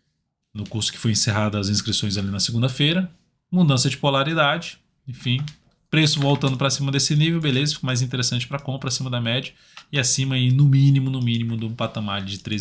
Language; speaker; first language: Portuguese; native; Portuguese